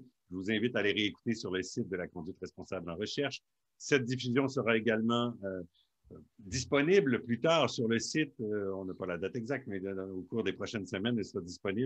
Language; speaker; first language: French; native; French